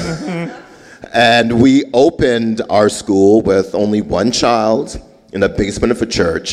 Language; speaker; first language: English; native; English